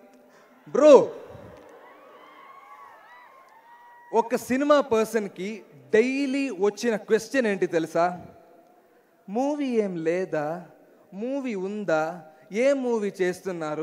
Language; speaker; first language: Telugu; non-native, learner; Malayalam